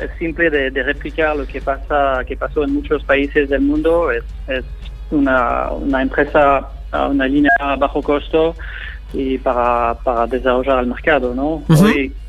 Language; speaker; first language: Spanish; non-native, fluent; German